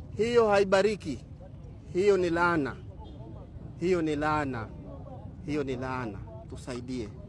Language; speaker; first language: Swahili; non-native, local second language; Luo (Kenya and Tanzania)